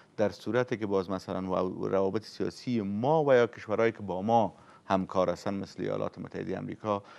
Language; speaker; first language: Persian; native; Persian